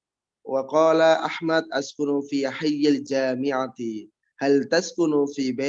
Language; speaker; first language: Arabic; non-native, fluent; Indonesian